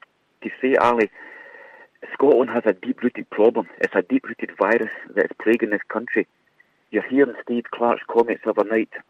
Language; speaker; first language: English; native; English